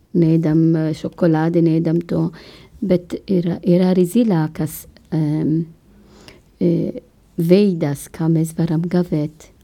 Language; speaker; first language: Latvian; non-native, learner; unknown